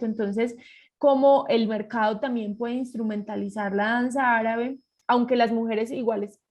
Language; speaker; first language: Spanish; native; Spanish